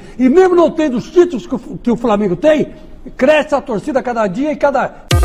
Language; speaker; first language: Portuguese; native; Portuguese